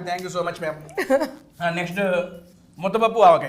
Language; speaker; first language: Telugu; native; Telugu